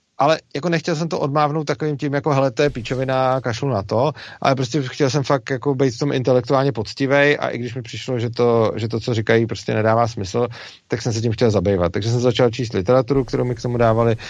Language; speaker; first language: Czech; native; Czech